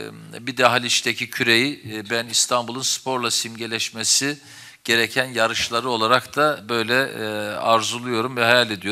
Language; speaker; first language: Turkish; native; Turkish